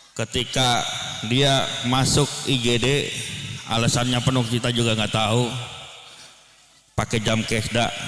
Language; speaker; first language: Indonesian; native; Indonesian